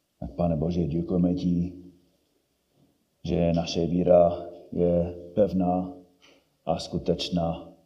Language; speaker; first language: Czech; non-native, fluent; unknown